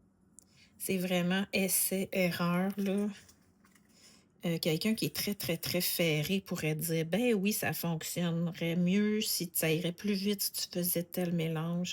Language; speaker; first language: French; native; French